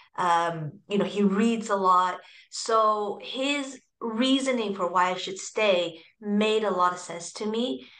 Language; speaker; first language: English; early bilingual, other home language; Cantonese